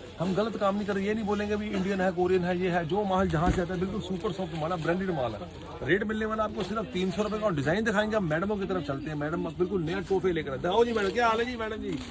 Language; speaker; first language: Hindi; non-native, local second language; Punjabi